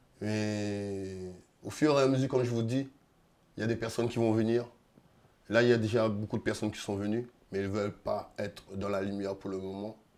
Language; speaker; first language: French; non-native, local second language; Réunion Creole French